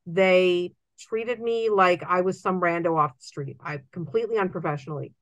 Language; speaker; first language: English; native; English